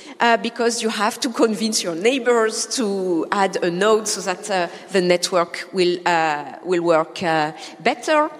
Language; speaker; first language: English; non-native, fluent; French